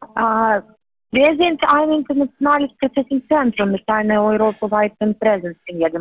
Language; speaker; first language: German; non-native, learner; Estonian